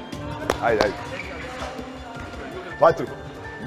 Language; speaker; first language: German; non-native, learner; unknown